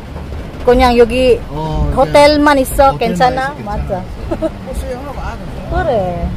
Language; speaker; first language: Korean; non-native, learner; Cebuano